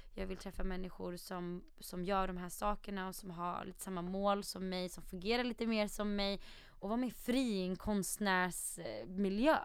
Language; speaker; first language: Swedish; early bilingual, other home language; Arabic